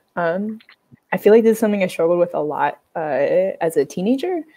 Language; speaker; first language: English; native; English